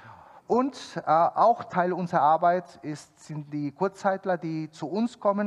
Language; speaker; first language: German; non-native, fluent; Spanish